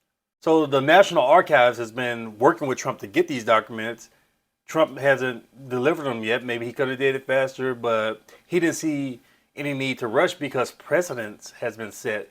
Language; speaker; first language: English; native; English